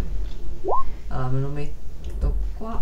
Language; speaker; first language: Italian; native; Italian